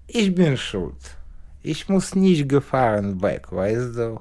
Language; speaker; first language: German; non-native, learner; Russian